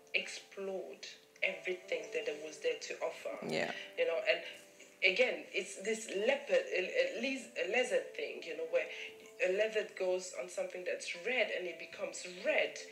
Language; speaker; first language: English; early bilingual, other home language; German